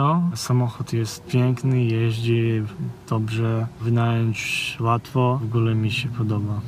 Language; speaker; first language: Polish; non-native, fluent; Ukrainian